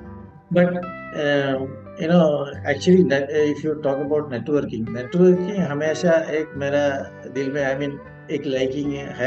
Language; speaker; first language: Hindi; non-native, local second language; Malayalam